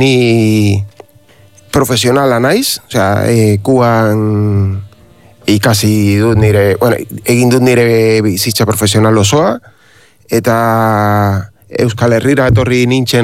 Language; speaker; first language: Basque; non-native, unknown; Spanish